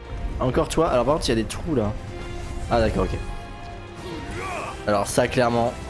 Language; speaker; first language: French; native; French